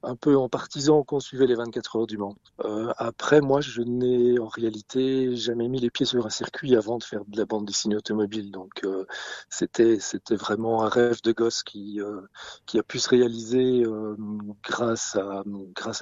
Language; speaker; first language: French; native; French